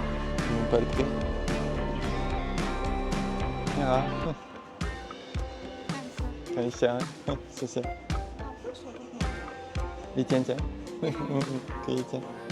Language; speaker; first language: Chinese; non-native, learner; French